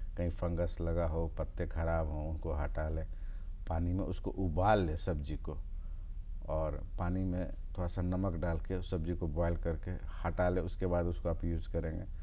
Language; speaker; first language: Hindi; native; Hindi